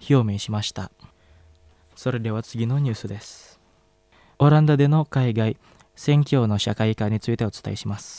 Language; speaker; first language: Japanese; non-native, fluent; Indonesian